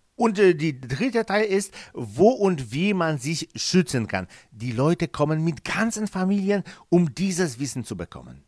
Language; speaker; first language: German; non-native, fluent; Polish